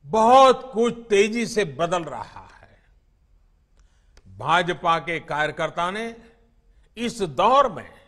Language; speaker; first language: Hindi; non-native, local second language; Gujarati